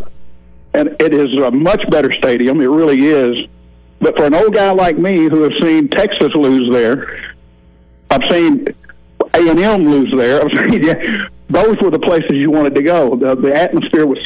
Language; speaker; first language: English; native; English